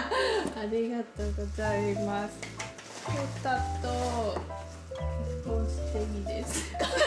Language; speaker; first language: Japanese; non-native, learner; Korean